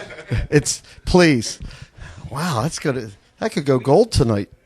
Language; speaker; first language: English; native; English